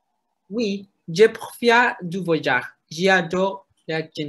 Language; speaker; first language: French; non-native, learner; Spanish